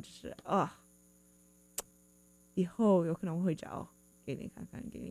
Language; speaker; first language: Chinese; non-native, learner; English